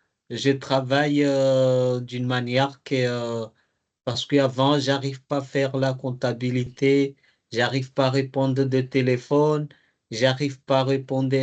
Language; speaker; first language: French; non-native, learner; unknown